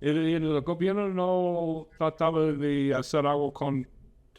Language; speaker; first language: Spanish; non-native, fluent; English